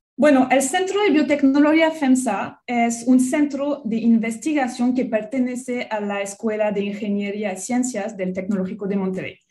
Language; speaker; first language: Spanish; non-native, fluent; French